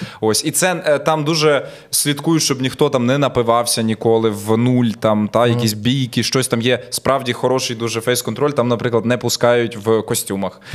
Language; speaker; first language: Ukrainian; native; Ukrainian